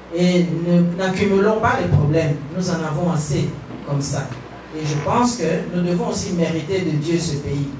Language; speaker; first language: French; non-native, local second language; Kongo